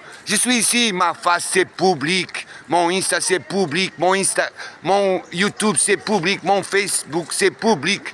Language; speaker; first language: French; non-native, learner; Portuguese